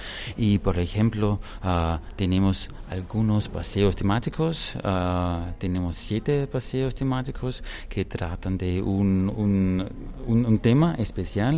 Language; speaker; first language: Spanish; non-native, fluent; German